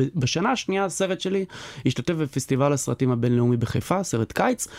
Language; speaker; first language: Hebrew; native; Hebrew